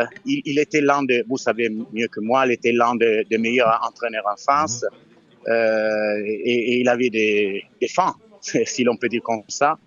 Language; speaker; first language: French; non-native, fluent; Italian